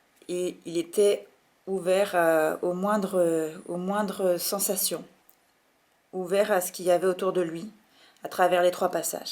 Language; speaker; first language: French; native; French